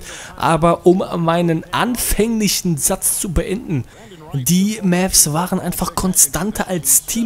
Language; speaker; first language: German; native; German